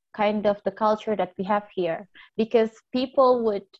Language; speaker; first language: English; non-native, fluent; Indonesian